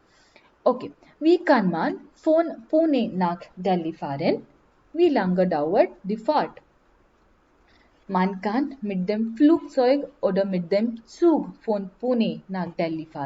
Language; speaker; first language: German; non-native, learner; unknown